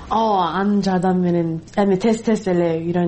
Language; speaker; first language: Kyrgyz; non-native, fluent; English